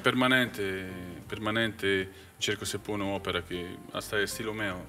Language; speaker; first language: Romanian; non-native, fluent; Italian